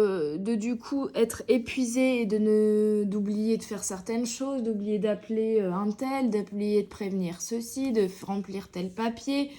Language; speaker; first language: French; native; French